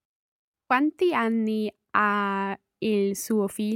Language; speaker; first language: Italian; non-native, learner; English